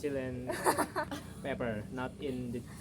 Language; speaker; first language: English; non-native, learner; Indonesian